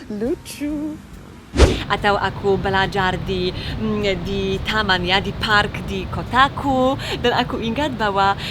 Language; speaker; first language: Indonesian; non-native, fluent; Polish